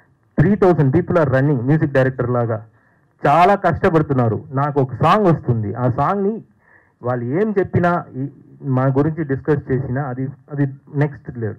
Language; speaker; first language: Telugu; non-native, fluent; Tamil